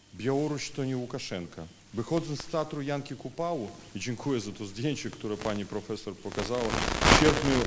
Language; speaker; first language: Polish; non-native, fluent; Russian